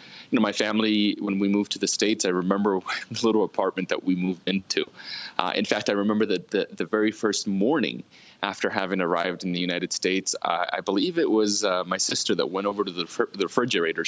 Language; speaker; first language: English; early bilingual, other home language; Spanish